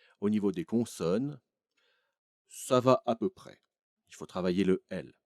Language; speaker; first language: French; native; French